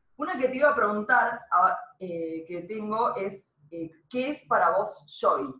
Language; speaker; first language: Spanish; native; Spanish